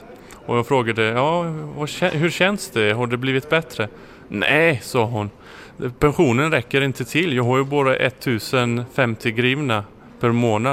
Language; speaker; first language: Swedish; non-native, fluent; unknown